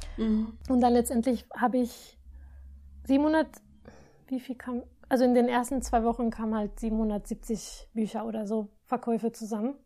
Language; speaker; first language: German; non-native, fluent; Spanish